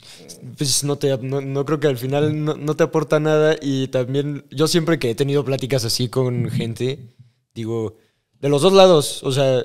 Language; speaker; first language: Spanish; native; Spanish